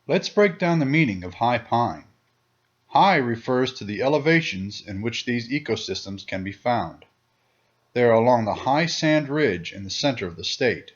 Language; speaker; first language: English; native; English